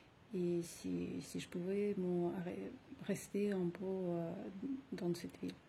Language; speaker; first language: French; non-native, fluent; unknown